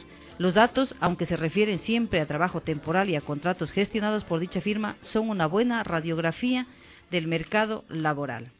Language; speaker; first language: Spanish; native; Spanish